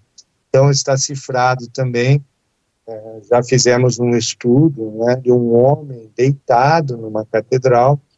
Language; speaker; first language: Portuguese; native; Portuguese